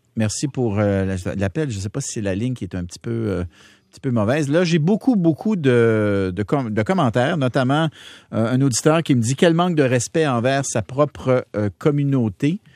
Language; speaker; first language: French; native; French